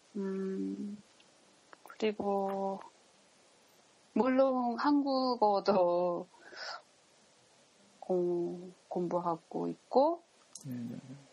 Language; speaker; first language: Korean; non-native, learner; Japanese